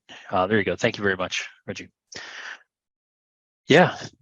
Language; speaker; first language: English; native; English